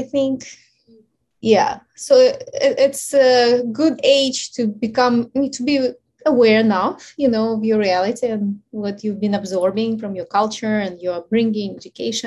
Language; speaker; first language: English; non-native, fluent; Ukrainian